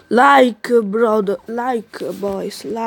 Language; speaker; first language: English; non-native, learner; Italian